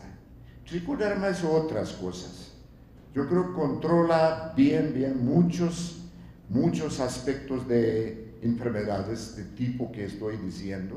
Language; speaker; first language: Spanish; non-native, fluent; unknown